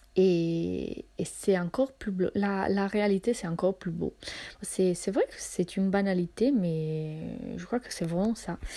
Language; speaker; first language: French; non-native, fluent; Italian